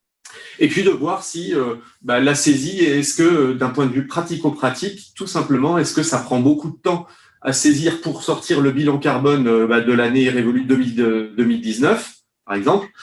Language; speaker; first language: French; native; French